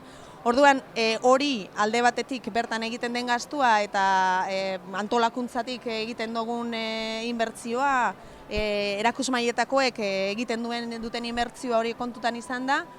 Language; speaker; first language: Basque; native; Basque